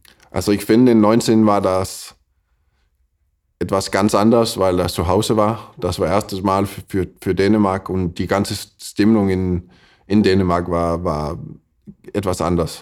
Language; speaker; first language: German; non-native, fluent; Danish